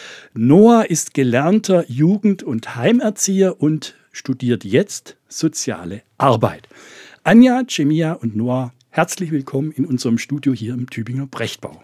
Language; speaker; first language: German; native; German